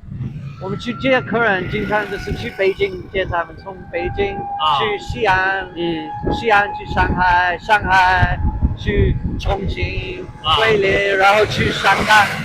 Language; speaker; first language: Chinese; non-native, fluent; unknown